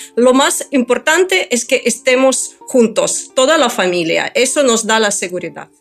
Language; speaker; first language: Spanish; non-native, fluent; Ukrainian